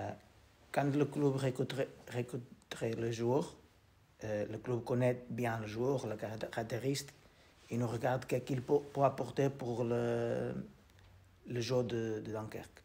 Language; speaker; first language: French; non-native, learner; Portuguese